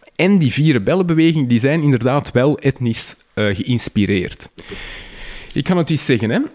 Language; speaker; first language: Dutch; native; Dutch